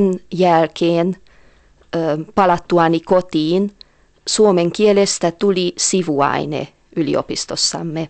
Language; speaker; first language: Finnish; non-native, fluent; Hungarian